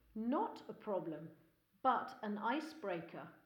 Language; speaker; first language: English; native; English